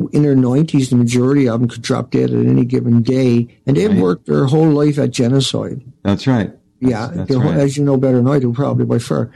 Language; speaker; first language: English; native; English